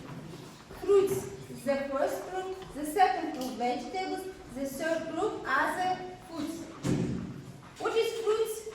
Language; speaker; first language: English; non-native, learner; Kazakh